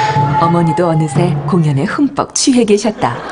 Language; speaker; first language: Korean; native; Korean